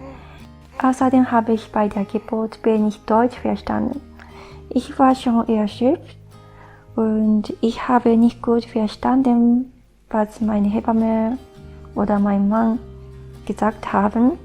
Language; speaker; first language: German; non-native, fluent; Japanese